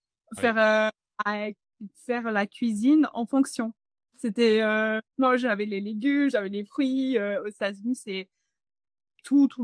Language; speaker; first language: French; non-native, fluent; English